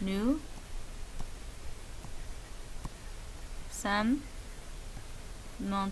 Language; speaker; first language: French; non-native, fluent; English